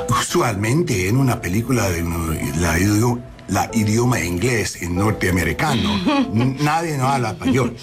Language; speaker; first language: Spanish; non-native, learner; English